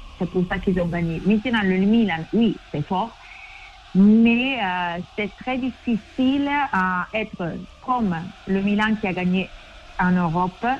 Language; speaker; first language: French; non-native, fluent; Italian